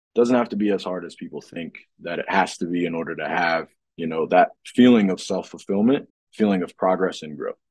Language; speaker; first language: English; native; English